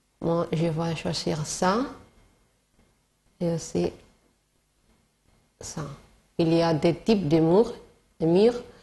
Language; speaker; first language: French; non-native, learner; Spanish